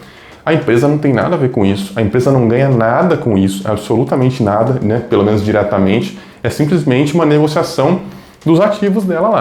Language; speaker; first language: Portuguese; native; Portuguese